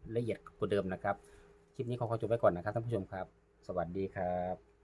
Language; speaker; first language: Thai; native; Thai